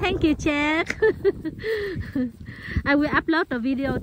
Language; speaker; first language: English; non-native, local second language; Vietnamese